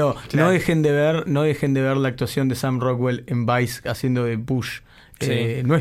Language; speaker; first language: Spanish; native; Spanish